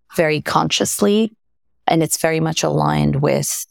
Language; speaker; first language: English; non-native, fluent; French